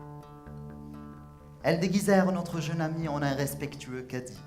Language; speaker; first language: French; non-native, local second language; Arabic